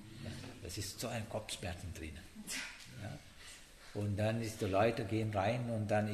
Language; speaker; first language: German; non-native, learner; Sinhala